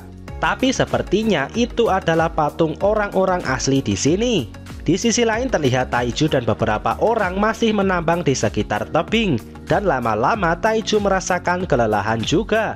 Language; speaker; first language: Indonesian; native; Indonesian